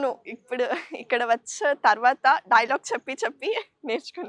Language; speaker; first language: Telugu; non-native, learner; Kannada